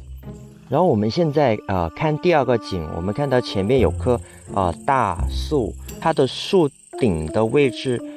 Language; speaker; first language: Chinese; non-native, local second language; Cantonese